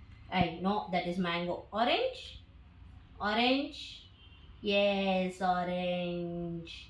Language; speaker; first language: English; non-native, local second language; Telugu